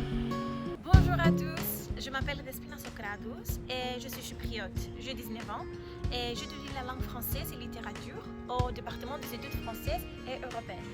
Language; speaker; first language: French; non-native, learner; Greek